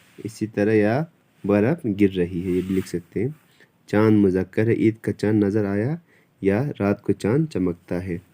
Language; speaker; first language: Urdu; non-native, local second language; Kashmiri